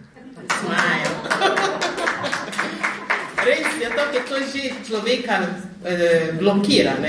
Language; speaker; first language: Slovenian; non-native, fluent; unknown